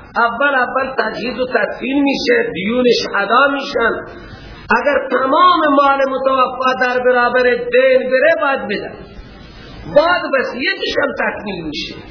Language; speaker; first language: Persian; non-native, local second language; Baluchi